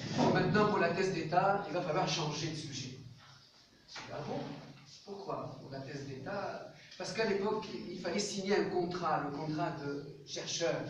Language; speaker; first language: French; non-native, local second language; Arabic